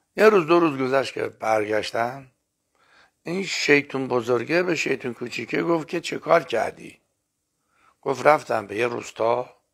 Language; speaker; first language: Persian; non-native, local second language; Azerbaijani